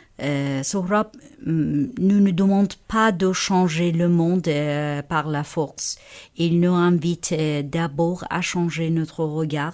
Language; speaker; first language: French; non-native, fluent; Persian